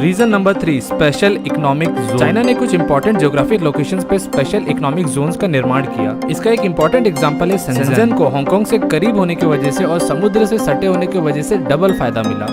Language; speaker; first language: Hindi; native; Hindi